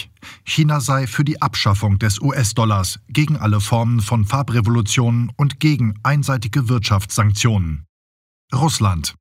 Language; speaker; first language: German; native; German